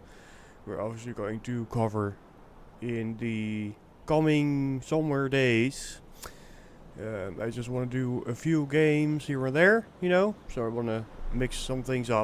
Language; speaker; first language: English; non-native, fluent; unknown